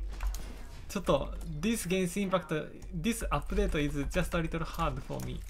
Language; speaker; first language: English; non-native, learner; Japanese